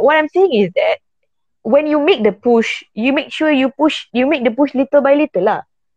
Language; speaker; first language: English; non-native, local second language; Malay